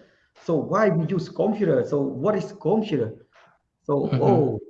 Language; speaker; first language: English; non-native, learner; Khmer